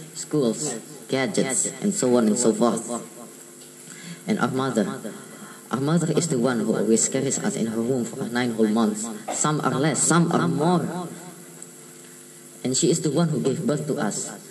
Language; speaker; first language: English; non-native, fluent; Indonesian